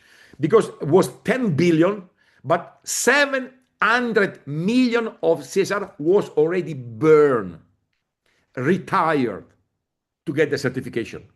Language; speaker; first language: English; non-native, fluent; Italian